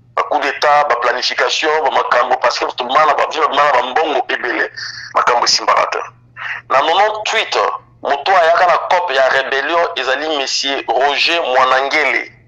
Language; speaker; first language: French; non-native, local second language; Lingala